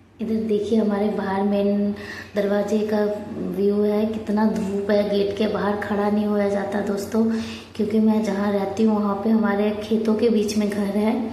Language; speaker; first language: Hindi; non-native, local second language; Bangla